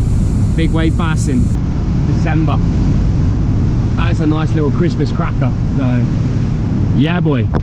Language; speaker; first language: English; native; English